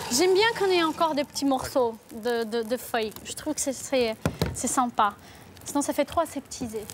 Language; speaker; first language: French; non-native, fluent; Portuguese